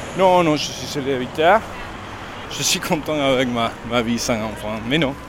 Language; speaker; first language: French; non-native, learner; Spanish